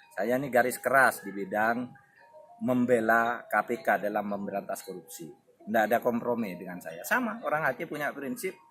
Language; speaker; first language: Indonesian; non-native, local second language; Madurese